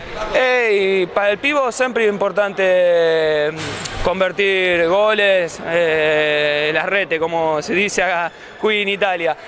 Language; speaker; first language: Italian; non-native, learner; Spanish